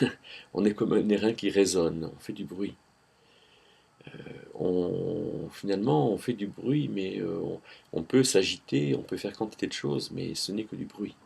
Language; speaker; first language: French; native; French